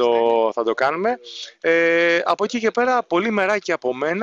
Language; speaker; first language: Greek; native; Greek